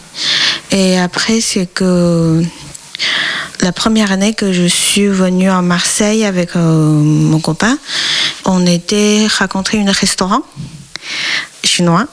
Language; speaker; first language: French; non-native, learner; Chinese